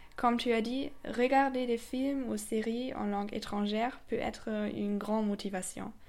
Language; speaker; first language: French; non-native, fluent; German